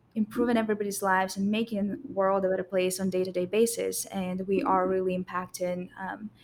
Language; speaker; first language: English; non-native, fluent; Russian